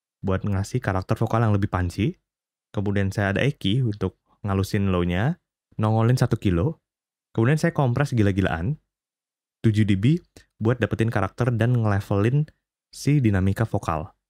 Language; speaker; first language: Indonesian; native; Indonesian